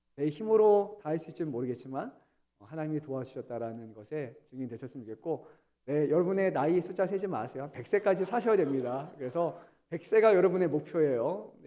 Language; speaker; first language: Korean; early bilingual, heritage; Korean